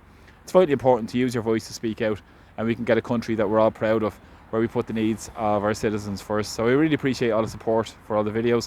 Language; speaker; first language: English; native; English